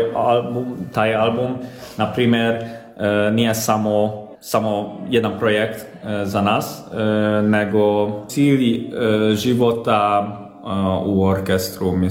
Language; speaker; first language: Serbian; non-native, local second language; Hungarian